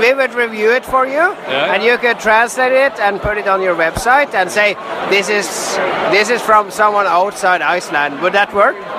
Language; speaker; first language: English; non-native, fluent; Norwegian